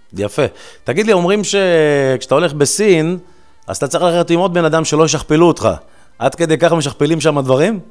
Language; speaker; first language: Hebrew; native; Hebrew